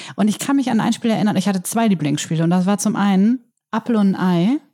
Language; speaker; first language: German; native; German